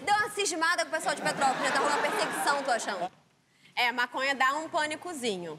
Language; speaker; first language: Portuguese; native; Portuguese